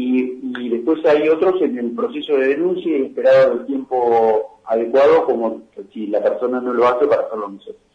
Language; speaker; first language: Spanish; native; Spanish